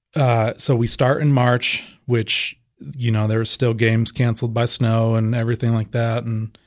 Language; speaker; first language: English; native; English